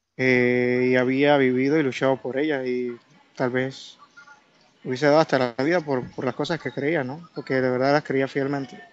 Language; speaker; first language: Spanish; native; Spanish